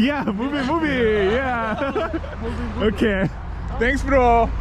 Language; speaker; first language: English; non-native, learner; Korean